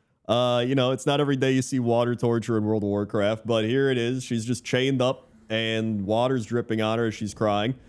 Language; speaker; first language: English; native; English